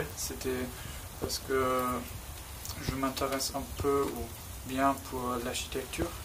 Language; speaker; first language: French; non-native, learner; German